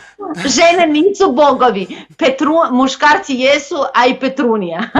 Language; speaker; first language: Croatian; non-native, local second language; Macedonian